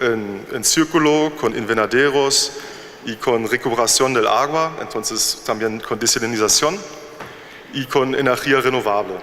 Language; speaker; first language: Spanish; non-native, learner; German